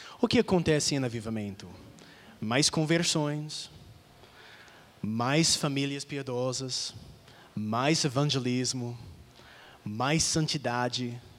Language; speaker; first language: Portuguese; non-native, fluent; English